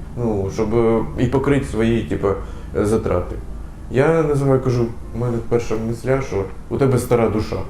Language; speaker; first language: Ukrainian; native; Ukrainian